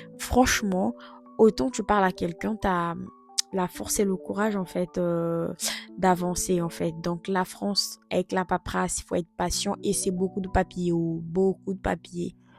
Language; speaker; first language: French; non-native, local second language; Lingala